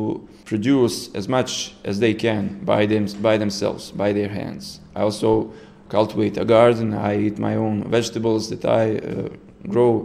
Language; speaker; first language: English; non-native, fluent; Serbian